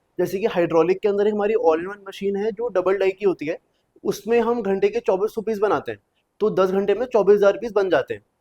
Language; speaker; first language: Hindi; native; Hindi